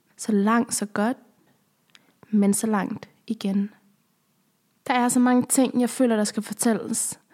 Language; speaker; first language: Danish; early bilingual, other home language; Persian